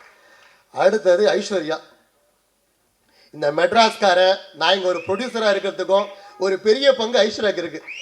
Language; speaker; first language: Tamil; native; Tamil